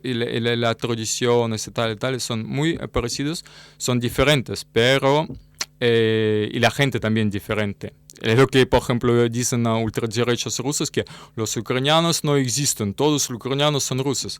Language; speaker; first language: Spanish; non-native, learner; Russian